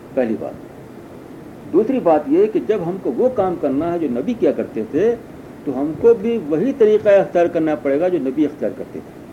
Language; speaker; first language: Urdu; native; Urdu